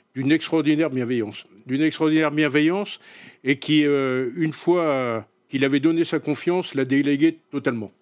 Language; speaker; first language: French; native; French